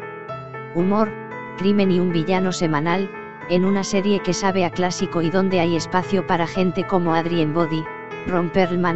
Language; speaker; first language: Spanish; native; Spanish